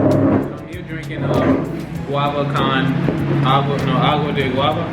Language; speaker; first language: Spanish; non-native, learner; English